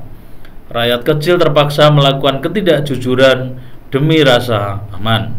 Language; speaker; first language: Indonesian; native; Indonesian